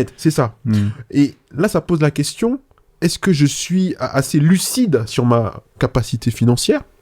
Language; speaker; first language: French; native; French